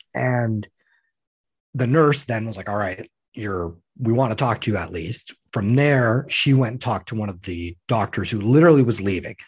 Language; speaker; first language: English; native; English